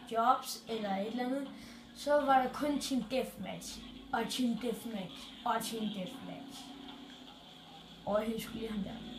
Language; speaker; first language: Danish; native; Danish